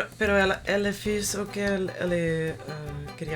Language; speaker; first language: Portuguese; non-native, learner; Spanish